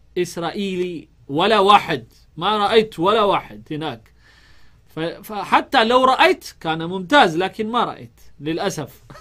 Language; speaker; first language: Arabic; non-native, fluent; Amharic